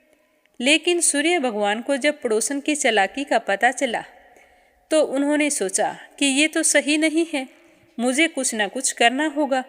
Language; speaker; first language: Hindi; native; Hindi